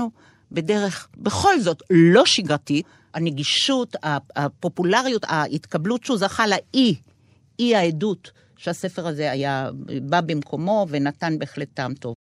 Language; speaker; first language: Hebrew; native; Hebrew